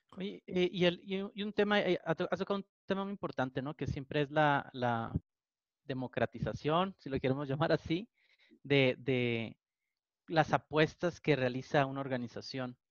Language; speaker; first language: Spanish; native; Spanish